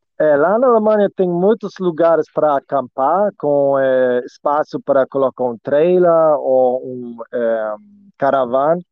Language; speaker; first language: Portuguese; non-native, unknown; German